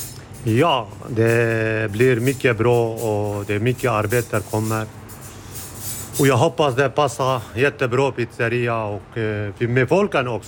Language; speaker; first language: Swedish; non-native, learner; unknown